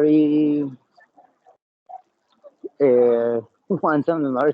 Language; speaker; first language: English; non-native, learner; Spanish